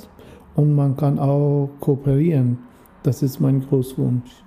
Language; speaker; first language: German; non-native, learner; Persian